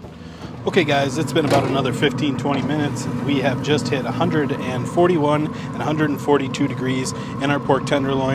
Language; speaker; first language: English; native; English